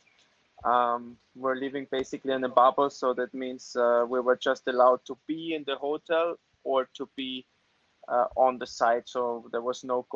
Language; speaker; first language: English; non-native, fluent; German